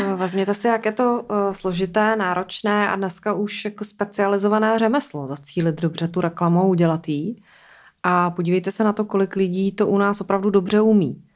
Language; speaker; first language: Czech; native; Czech